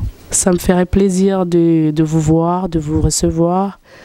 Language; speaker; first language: French; non-native, local second language; Rundi